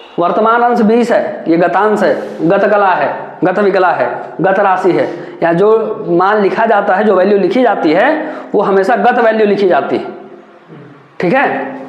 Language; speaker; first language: Hindi; native; Hindi